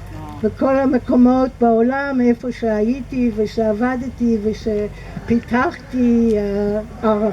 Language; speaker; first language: Hebrew; non-native, fluent; English